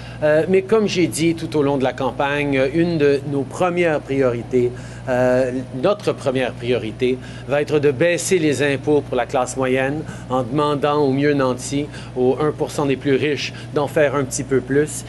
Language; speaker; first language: French; native; French